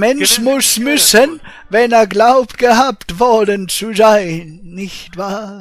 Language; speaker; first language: German; native; German